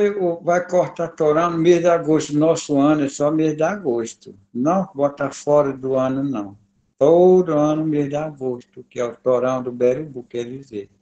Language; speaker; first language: Portuguese; non-native, local second language; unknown